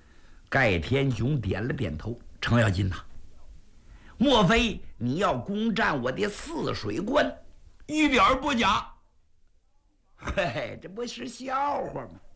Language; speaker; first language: Chinese; native; Chinese